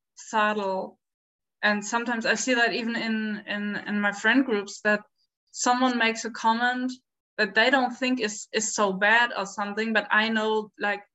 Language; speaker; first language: English; non-native, fluent; German